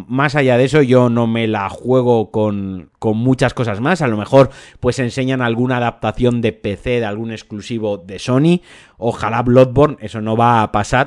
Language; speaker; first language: Spanish; native; Spanish